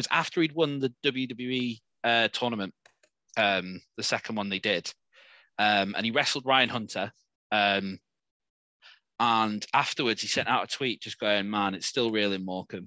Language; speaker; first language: English; native; English